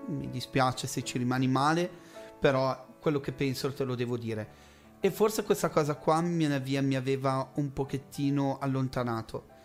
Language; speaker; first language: Italian; native; Italian